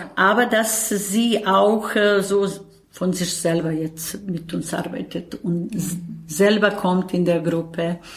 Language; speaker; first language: German; non-native, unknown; Bosnian